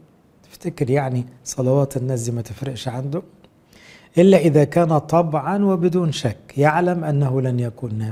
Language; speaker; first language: Arabic; native; Arabic